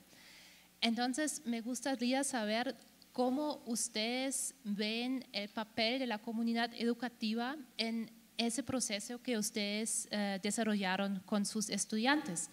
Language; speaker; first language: Spanish; non-native, fluent; German